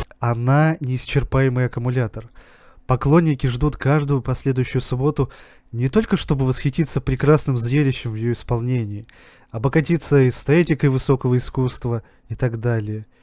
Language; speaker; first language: Russian; native; Russian